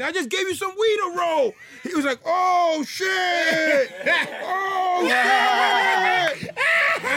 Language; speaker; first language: English; early bilingual, other home language; Spanish